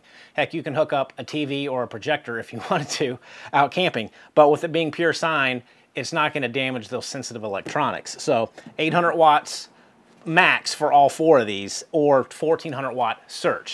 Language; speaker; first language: English; native; English